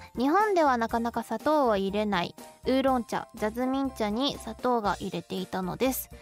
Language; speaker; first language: Japanese; non-native, fluent; Chinese